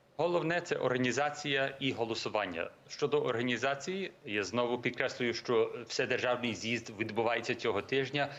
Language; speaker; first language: Ukrainian; early bilingual, heritage; Ukrainian